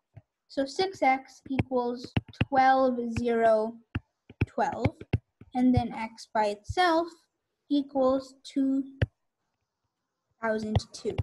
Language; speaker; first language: English; native; English